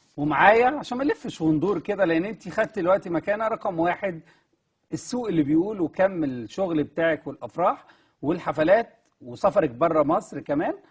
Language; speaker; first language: Egyptian Arabic; native; Egyptian Arabic